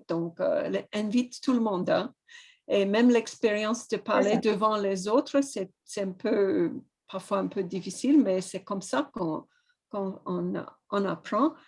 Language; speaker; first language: French; non-native, fluent; English